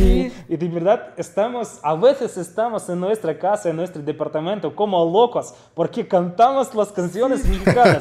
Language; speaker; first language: Spanish; non-native, fluent; Russian